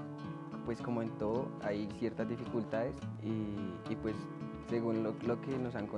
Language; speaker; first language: Spanish; native; Spanish